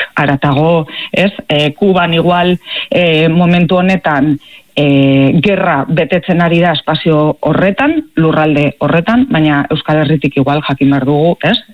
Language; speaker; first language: Basque; native; Basque